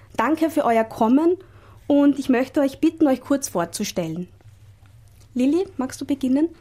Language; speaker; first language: German; native; German